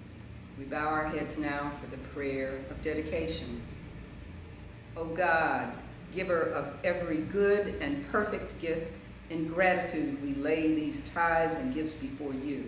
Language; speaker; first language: English; native; English